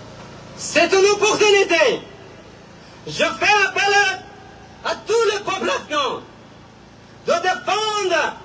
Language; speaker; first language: French; non-native, fluent; Persian